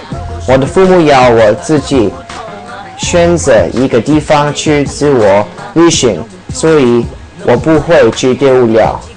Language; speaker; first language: Chinese; non-native, learner; English